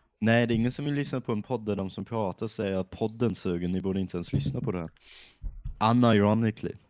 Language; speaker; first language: Swedish; native; Swedish